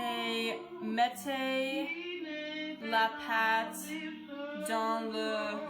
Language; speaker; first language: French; non-native, learner; English